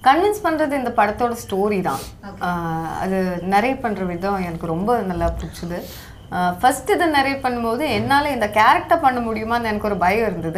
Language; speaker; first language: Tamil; non-native, local second language; Malayalam